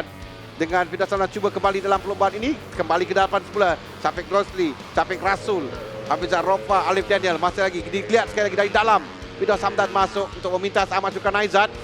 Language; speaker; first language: Malay; native; Malay